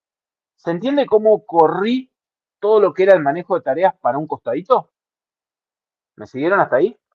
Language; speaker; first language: Spanish; native; Spanish